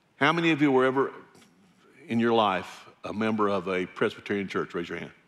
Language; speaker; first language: English; native; English